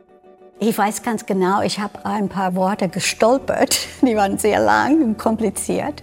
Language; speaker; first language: German; non-native, fluent; English